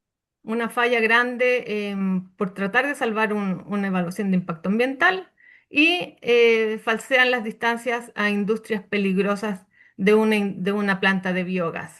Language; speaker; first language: Spanish; native; Spanish